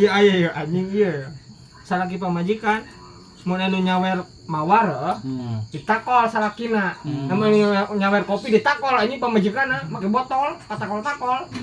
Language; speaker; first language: Indonesian; non-native, local second language; Sundanese